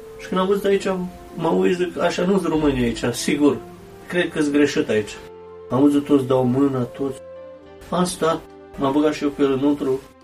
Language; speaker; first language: Romanian; early bilingual, heritage; Romanian